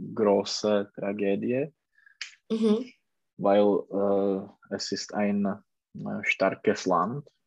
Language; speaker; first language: German; non-native, fluent; Czech